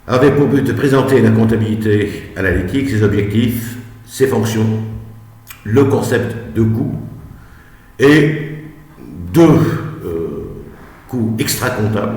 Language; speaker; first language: French; non-native, local second language; Arabic